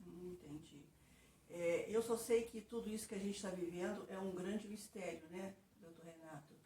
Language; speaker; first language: Portuguese; native; Portuguese